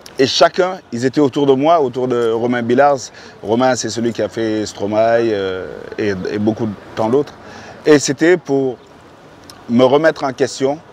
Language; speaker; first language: French; non-native, local second language; Wolof